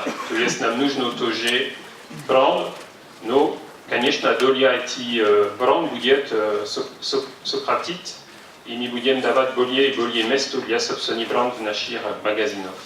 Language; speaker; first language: Russian; non-native, fluent; French